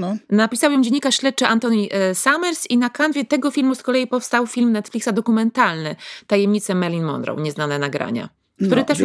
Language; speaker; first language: Polish; native; Polish